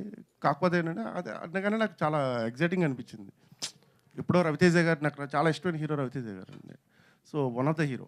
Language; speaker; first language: Telugu; native; Telugu